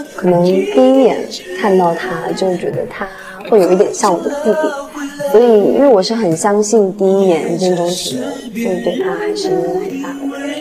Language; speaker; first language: Chinese; native; Chinese